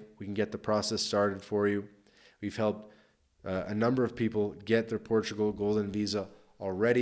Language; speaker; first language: English; native; English